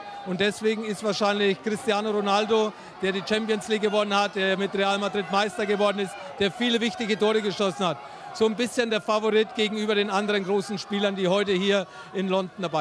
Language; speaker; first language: German; native; German